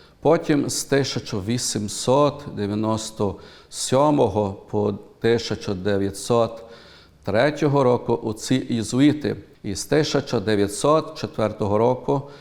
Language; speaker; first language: Ukrainian; early bilingual, heritage; Ukrainian